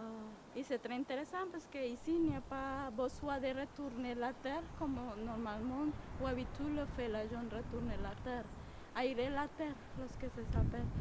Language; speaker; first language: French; non-native, learner; Spanish